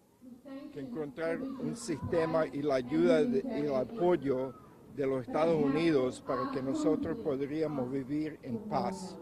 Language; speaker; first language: Spanish; non-native, local second language; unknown